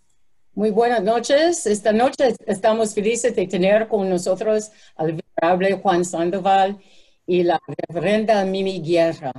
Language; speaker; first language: Spanish; non-native, fluent; English